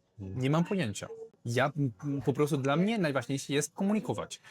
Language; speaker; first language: Polish; non-native, learner; Spanish